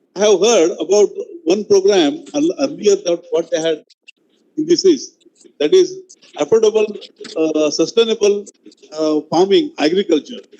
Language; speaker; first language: English; non-native, local second language; Marathi